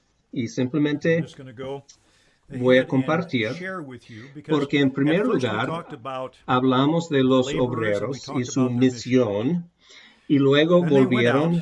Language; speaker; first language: Spanish; non-native, fluent; English